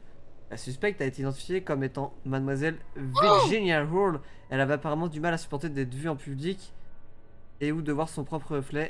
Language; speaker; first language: French; native; French